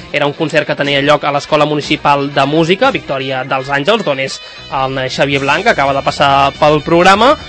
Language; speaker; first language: Catalan; native; Catalan